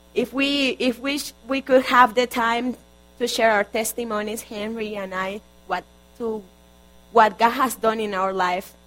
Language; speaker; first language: English; non-native, fluent; Spanish